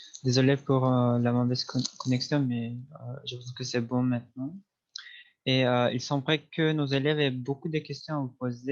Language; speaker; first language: French; non-native, fluent; Turkish